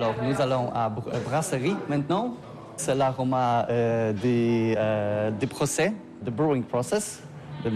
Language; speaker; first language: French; non-native, learner; Polish